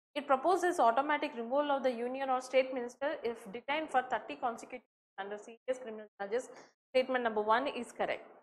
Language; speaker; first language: English; non-native, local second language; Telugu